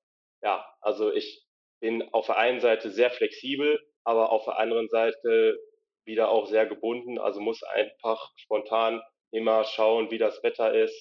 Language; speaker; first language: German; native; German